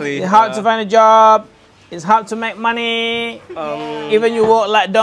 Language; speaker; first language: English; non-native, fluent; Indonesian